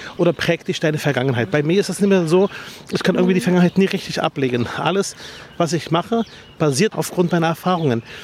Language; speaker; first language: German; early bilingual, other home language; Arabic